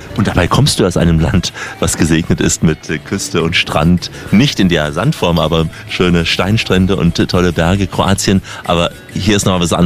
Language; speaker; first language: German; native; German